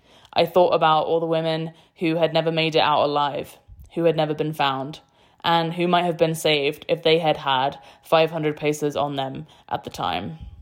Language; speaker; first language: English; native; English